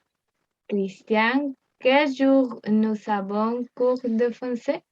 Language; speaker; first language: French; non-native, learner; Spanish